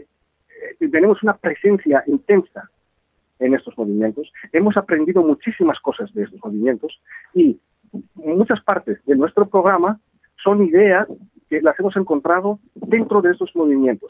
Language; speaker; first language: Spanish; non-native, fluent; Greek